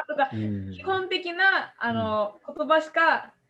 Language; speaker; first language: Japanese; non-native, fluent; English